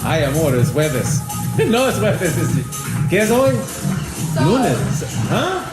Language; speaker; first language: Spanish; non-native, learner; English